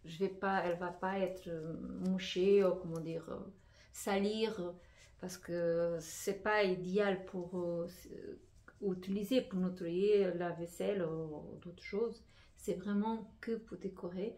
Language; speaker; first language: French; non-native, fluent; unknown